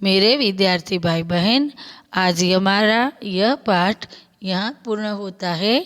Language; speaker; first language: Hindi; non-native, local second language; Gujarati